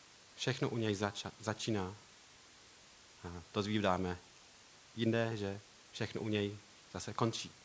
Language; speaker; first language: Czech; non-native, learner; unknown